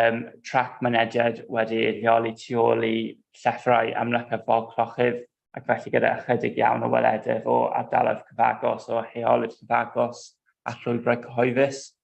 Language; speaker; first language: Welsh; non-native, local second language; English